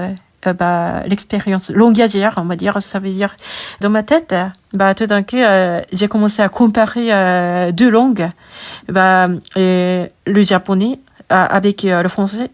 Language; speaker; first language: French; non-native, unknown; Japanese